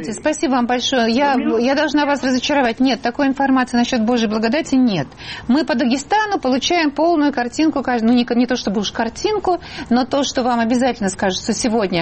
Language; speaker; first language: Russian; native; Russian